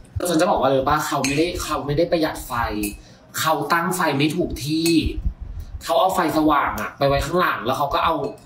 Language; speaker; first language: Thai; native; Thai